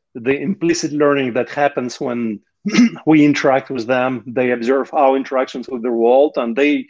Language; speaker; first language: English; non-native, fluent; Russian